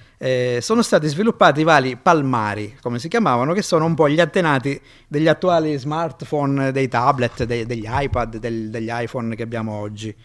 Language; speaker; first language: Italian; native; Italian